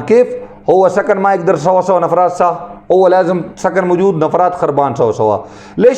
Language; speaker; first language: Arabic; non-native, learner; Urdu